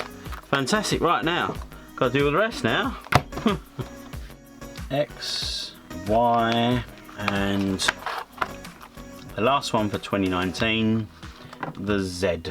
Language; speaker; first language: English; native; English